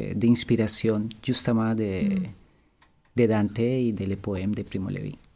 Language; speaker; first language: French; non-native, learner; Spanish